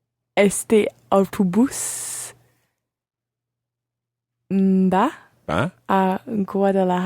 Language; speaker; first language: Spanish; non-native, learner; English